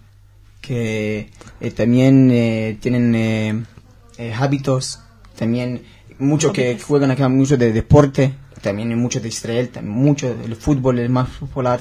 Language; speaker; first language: Spanish; non-native, learner; Hebrew